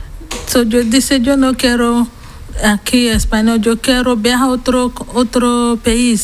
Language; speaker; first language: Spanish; non-native, learner; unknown